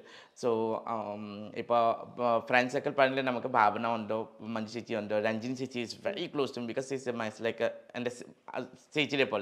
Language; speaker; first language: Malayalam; non-native, local second language; Assamese